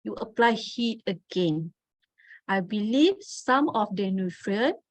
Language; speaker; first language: English; non-native, local second language; Malay